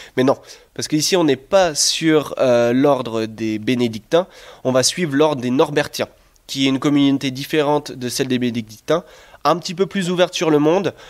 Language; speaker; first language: French; native; French